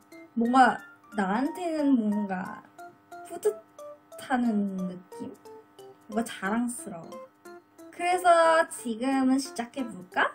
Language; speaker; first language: Korean; non-native, learner; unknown